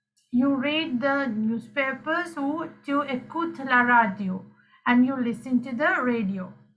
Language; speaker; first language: English; non-native, local second language; Sinhala